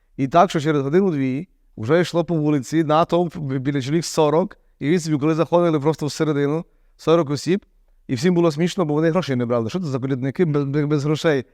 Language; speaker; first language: Ukrainian; native; Ukrainian